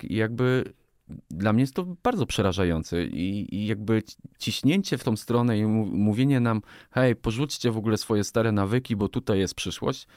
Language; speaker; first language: Polish; native; Polish